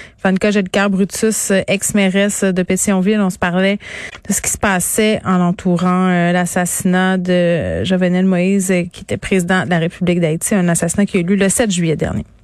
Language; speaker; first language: French; native; French